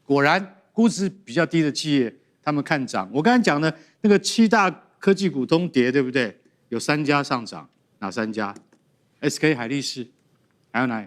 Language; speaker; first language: Chinese; native; Chinese